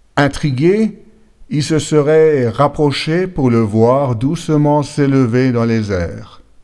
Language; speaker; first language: French; native; French